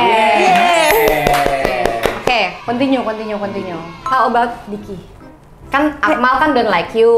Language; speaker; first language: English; non-native, learner; Indonesian